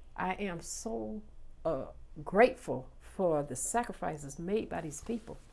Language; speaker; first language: English; native; English